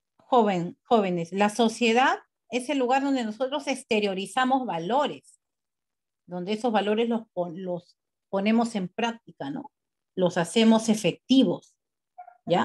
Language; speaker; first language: Spanish; native; Spanish